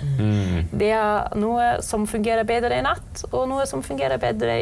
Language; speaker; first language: Norwegian; non-native, fluent; German